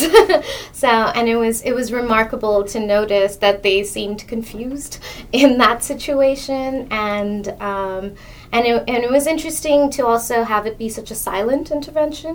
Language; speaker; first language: English; non-native, local second language; Hindi